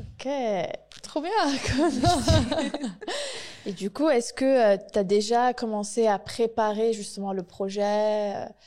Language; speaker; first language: French; native; French